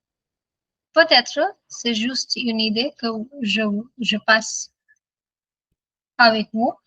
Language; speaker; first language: French; non-native, fluent; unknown